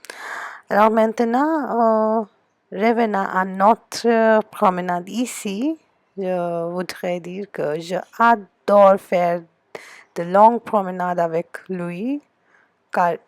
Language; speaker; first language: French; non-native, fluent; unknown